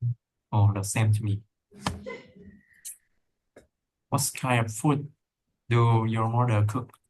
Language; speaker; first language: English; non-native, learner; Vietnamese